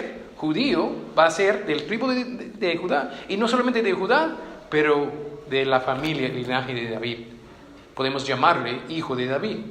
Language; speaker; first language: Spanish; non-native, fluent; English